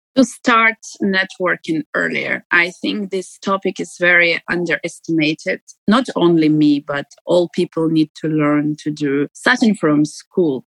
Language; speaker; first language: English; non-native, fluent; Ukrainian